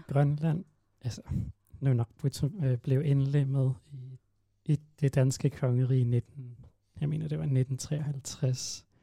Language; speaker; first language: Danish; non-native, local second language; Kalaallisut